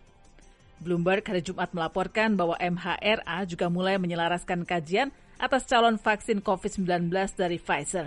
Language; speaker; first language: Indonesian; native; Indonesian